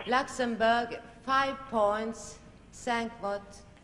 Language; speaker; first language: English; non-native, fluent; Swedish